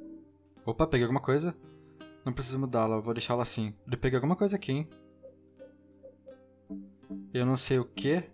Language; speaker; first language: Portuguese; native; Portuguese